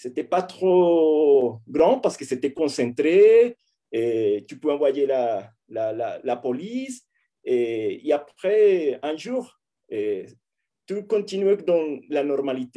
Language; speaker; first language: French; non-native, fluent; Spanish